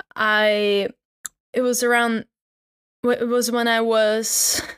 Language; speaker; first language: English; non-native, fluent; Czech